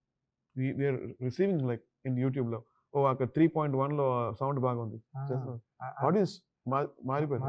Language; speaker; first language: Telugu; non-native, learner; Tamil